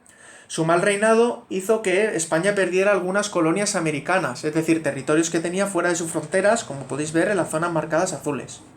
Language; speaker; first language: Spanish; native; Spanish